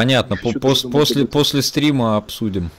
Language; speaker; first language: Russian; native; Russian